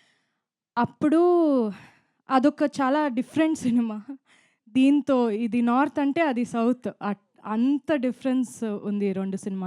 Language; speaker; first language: Telugu; non-native, fluent; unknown